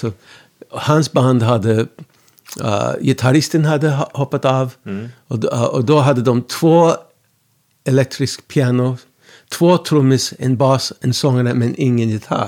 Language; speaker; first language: Swedish; non-native, fluent; English